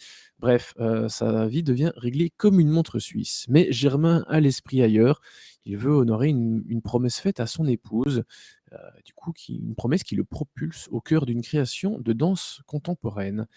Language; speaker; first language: French; native; French